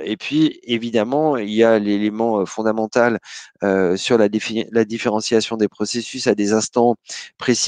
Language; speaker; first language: French; native; French